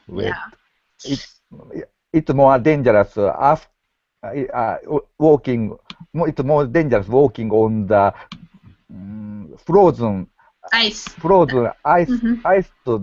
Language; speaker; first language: English; non-native, learner; Japanese